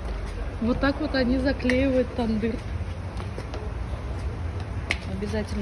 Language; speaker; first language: Russian; native; Russian